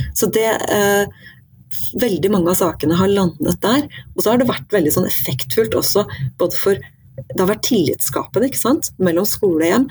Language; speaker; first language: Norwegian; native; Norwegian